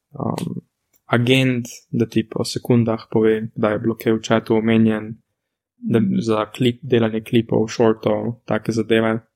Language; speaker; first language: Slovenian; native; Slovenian